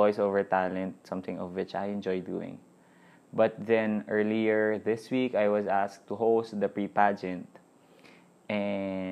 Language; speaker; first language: English; non-native, local second language; Filipino